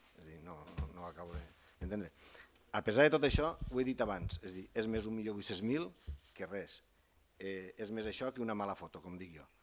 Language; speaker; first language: Catalan; native; Catalan